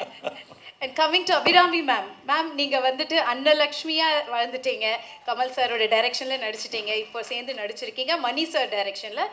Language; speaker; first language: Tamil; native; Tamil